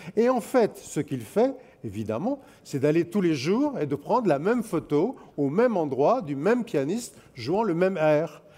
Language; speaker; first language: French; native; French